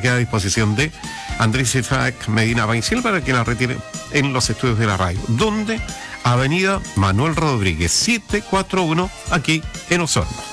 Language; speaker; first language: Spanish; native; Spanish